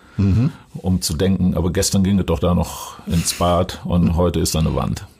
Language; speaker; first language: German; native; German